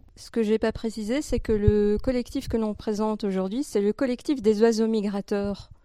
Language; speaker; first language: French; native; French